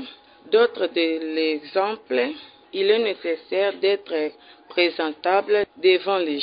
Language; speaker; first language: French; non-native, learner; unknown